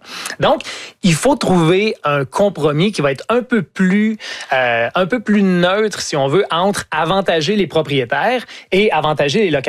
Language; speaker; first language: French; native; French